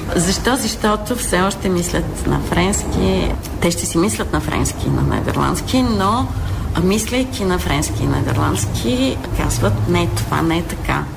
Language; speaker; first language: Bulgarian; non-native, local second language; Turkish